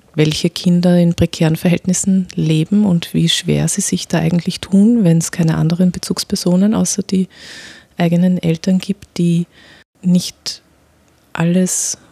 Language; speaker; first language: German; native; German